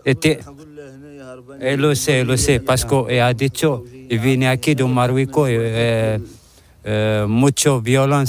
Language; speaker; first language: Spanish; non-native, learner; Arabic